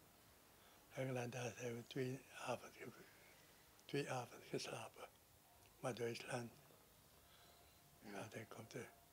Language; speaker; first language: Dutch; non-native, local second language; Sranan Tongo